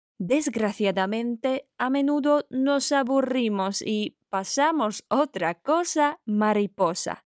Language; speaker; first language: Spanish; non-native, fluent; Polish